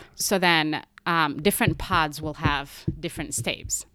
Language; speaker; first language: English; non-native, local second language; Somali